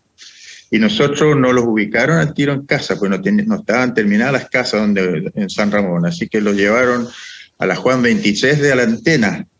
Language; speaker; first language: Spanish; early bilingual, other home language; Italian